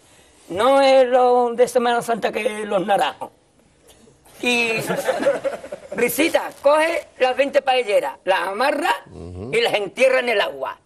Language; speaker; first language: Spanish; native; Spanish